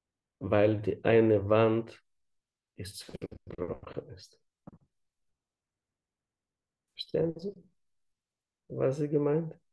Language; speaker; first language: German; non-native, learner; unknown